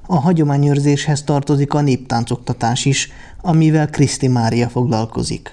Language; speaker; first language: Hungarian; native; Hungarian